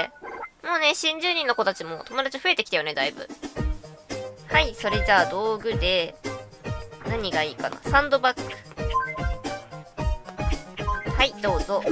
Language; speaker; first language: Japanese; native; Japanese